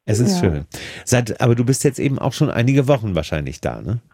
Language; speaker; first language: German; native; German